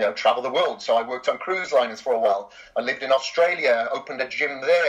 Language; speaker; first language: English; native; English